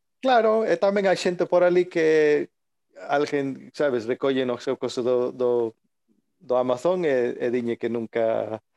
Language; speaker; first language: Galician; early bilingual, heritage; Galician